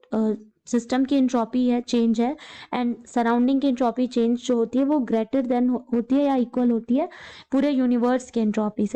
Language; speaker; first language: Hindi; native; Hindi